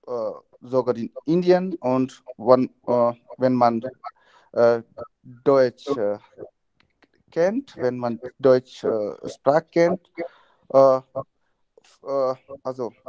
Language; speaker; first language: German; non-native, learner; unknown